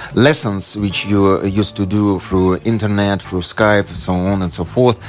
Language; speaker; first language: English; non-native, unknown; Russian